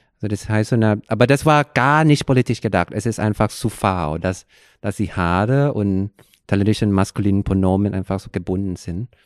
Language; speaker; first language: German; non-native, fluent; Thai